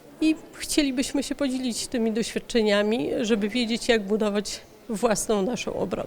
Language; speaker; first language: Polish; native; Polish